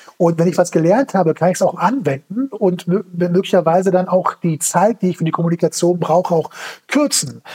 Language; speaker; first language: German; early bilingual, other home language; Turkish